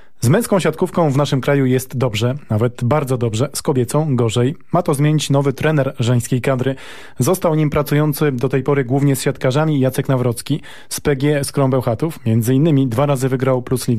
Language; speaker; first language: Polish; native; Polish